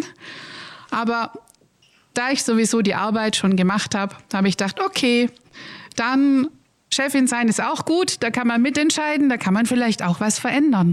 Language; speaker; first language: German; native; German